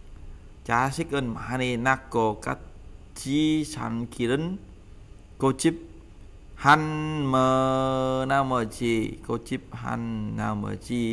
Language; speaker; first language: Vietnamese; native; Vietnamese